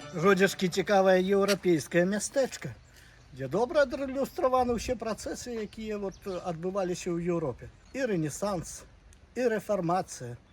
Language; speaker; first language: Belarusian; native; Belarusian